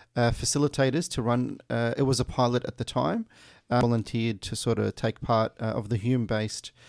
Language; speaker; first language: English; native; English